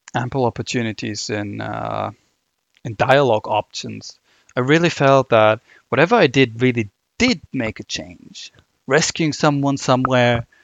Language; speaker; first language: English; non-native, fluent; German